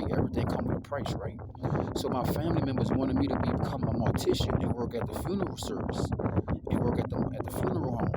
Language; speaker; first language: English; native; English